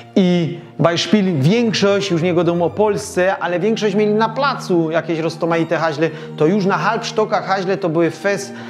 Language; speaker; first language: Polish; native; Polish